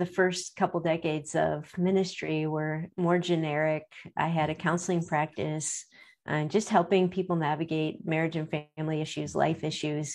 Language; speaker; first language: English; native; English